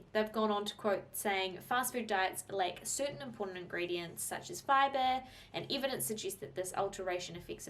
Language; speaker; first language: English; native; English